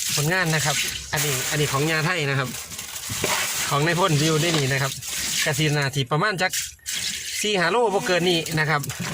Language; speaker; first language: Thai; native; Thai